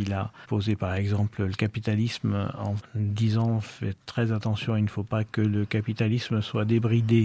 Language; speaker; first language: French; native; French